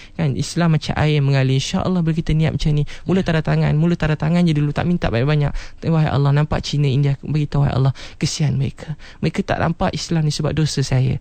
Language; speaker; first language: Malay; non-native, local second language; Chinese